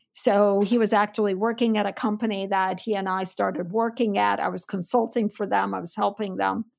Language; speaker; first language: English; non-native, fluent; Armenian